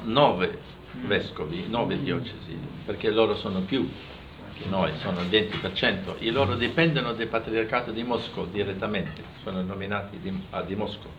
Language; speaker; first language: Italian; non-native, fluent; German